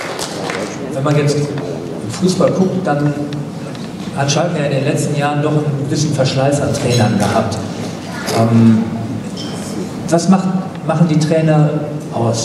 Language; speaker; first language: German; native; German